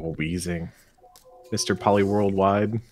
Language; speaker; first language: English; native; English